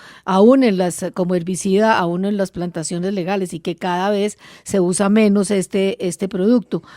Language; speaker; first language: Spanish; native; Spanish